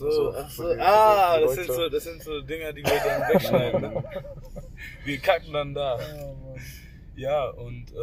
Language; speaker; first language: German; native; German